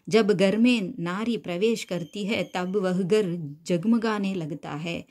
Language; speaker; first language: Hindi; non-native, local second language; Tamil